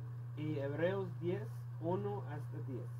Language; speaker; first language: Spanish; non-native, fluent; English